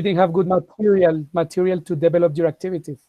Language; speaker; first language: English; non-native, fluent; Spanish